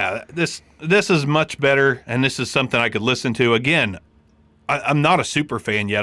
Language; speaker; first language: English; native; English